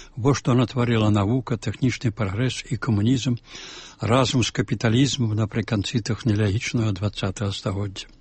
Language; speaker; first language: Belarusian; native; Belarusian